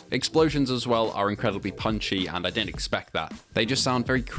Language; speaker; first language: English; native; English